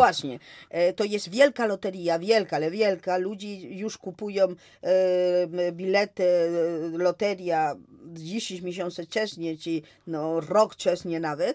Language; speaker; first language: Polish; non-native, fluent; Spanish